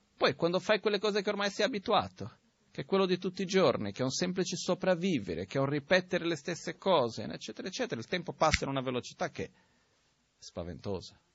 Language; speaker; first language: Italian; non-native, fluent; Portuguese